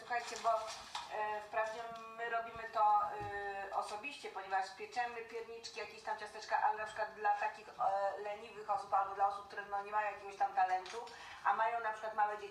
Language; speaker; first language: Polish; native; Polish